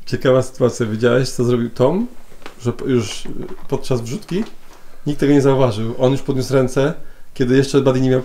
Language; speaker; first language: Polish; native; Polish